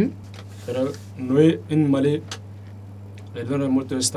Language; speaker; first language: Italian; non-native, learner; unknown